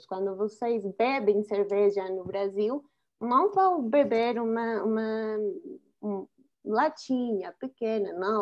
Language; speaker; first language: Portuguese; non-native, fluent; Spanish